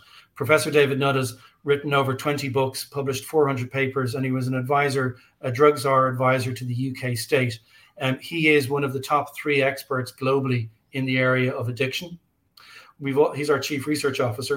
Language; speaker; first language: English; native; English